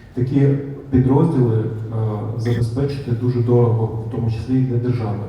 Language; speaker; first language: Ukrainian; non-native, local second language; Russian